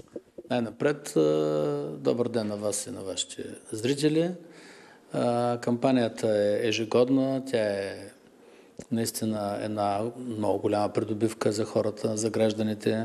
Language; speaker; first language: Bulgarian; native; Bulgarian